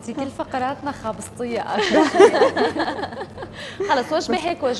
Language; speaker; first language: Arabic; native; Arabic